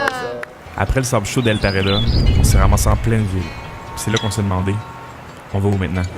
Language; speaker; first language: French; native; French